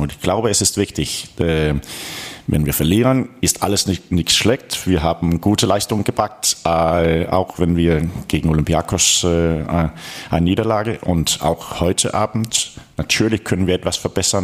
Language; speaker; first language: German; non-native, fluent; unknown